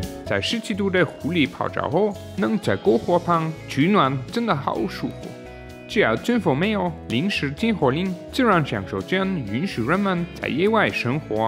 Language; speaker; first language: Chinese; native; Chinese